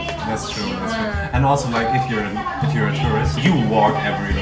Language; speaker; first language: English; non-native, fluent; German